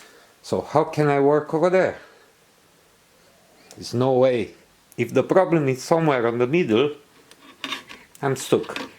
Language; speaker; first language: English; non-native, learner; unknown